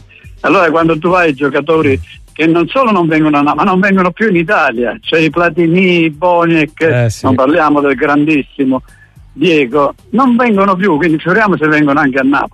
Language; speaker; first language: Italian; native; Italian